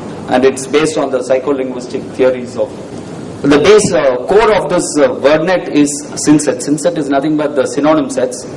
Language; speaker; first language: English; non-native, local second language; Tamil